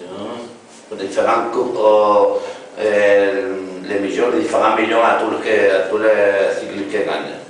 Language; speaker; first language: French; non-native, learner; Spanish